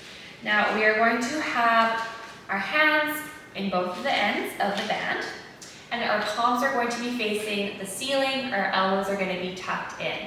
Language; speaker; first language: English; native; English